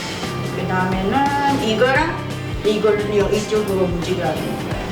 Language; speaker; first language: Korean; non-native, fluent; Italian